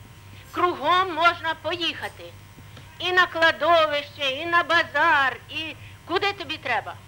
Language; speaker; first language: Ukrainian; native; Ukrainian